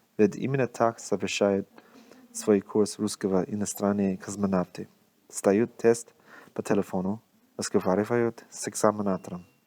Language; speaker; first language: Russian; non-native, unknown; English